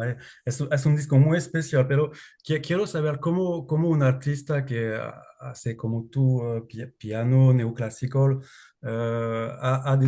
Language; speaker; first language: Spanish; non-native, learner; French